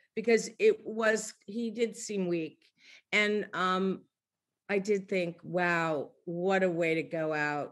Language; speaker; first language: English; native; English